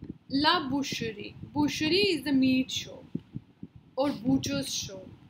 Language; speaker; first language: English; non-native, local second language; Hindi